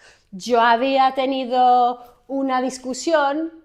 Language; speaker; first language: Spanish; non-native, fluent; English